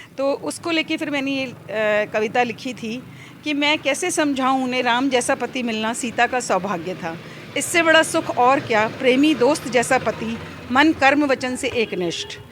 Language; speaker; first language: Hindi; native; Hindi